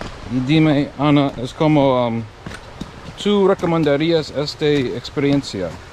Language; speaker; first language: Spanish; non-native, learner; English